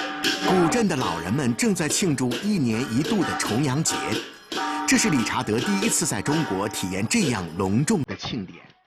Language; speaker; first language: Chinese; native; Chinese